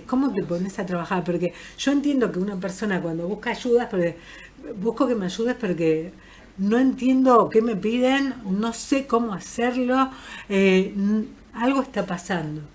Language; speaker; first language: Spanish; native; Spanish